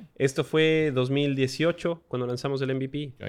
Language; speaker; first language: Spanish; native; Spanish